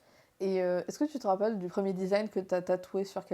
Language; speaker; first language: French; native; French